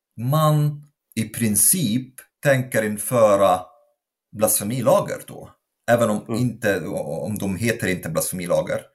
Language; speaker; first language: Swedish; non-native, fluent; Arabic